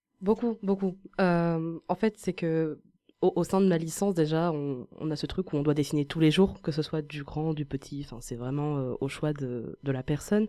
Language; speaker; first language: French; native; French